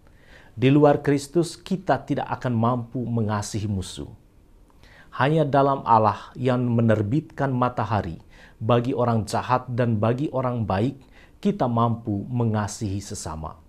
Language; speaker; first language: Indonesian; native; Indonesian